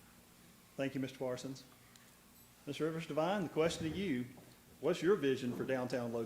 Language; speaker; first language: English; native; English